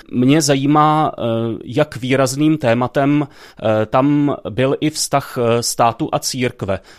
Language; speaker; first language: Czech; native; Czech